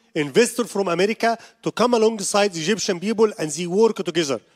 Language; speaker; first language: English; non-native, learner; Arabic